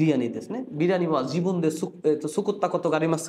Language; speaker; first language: Japanese; non-native, fluent; Bangla